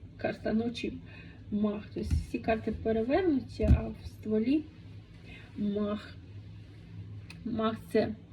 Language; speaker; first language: Ukrainian; non-native, local second language; Russian